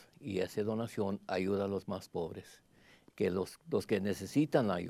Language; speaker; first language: Spanish; early bilingual, heritage; Spanish